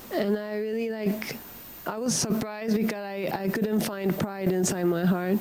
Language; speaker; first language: English; non-native, learner; Japanese